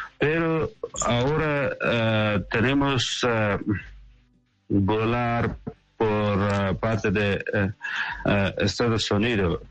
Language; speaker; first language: Spanish; non-native, learner; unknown